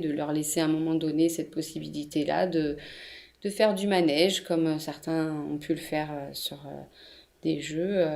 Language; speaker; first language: French; native; French